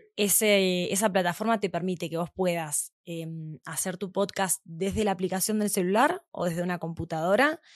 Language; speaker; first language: Spanish; native; Spanish